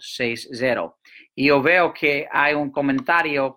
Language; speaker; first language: Spanish; non-native, fluent; English